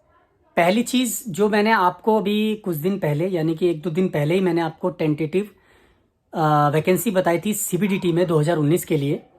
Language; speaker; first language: Hindi; native; Hindi